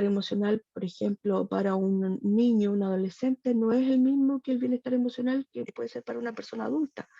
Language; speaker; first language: Spanish; native; Spanish